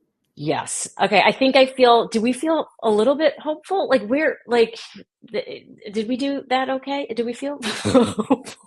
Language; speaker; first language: English; native; English